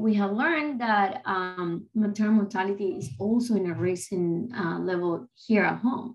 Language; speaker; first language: English; non-native, fluent; Spanish